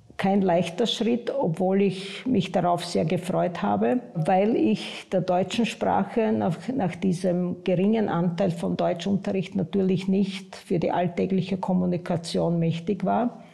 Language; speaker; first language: German; non-native, local second language; Croatian